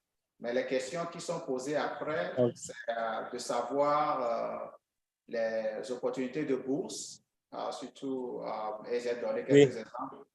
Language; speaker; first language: French; non-native, local second language; Ewe